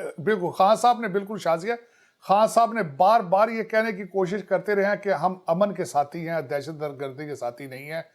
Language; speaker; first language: Urdu; non-native, local second language; Punjabi